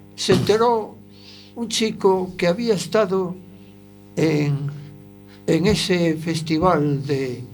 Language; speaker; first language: Spanish; native; Spanish